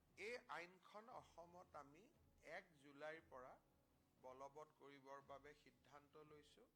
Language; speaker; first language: Assamese; native; Assamese